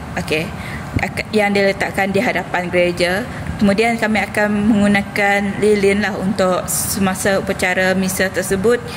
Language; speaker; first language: Malay; non-native, local second language; Iban